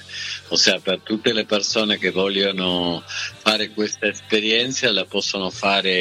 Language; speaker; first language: Italian; non-native, fluent; Spanish